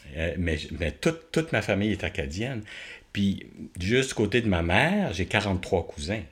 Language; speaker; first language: French; native; French